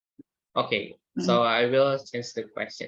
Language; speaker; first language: English; non-native, fluent; Indonesian